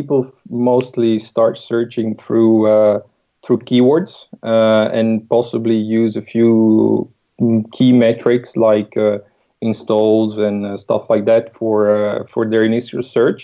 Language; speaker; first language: English; non-native, fluent; Italian